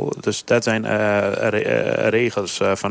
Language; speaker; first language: Dutch; non-native, fluent; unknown